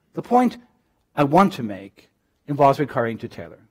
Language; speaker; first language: English; native; English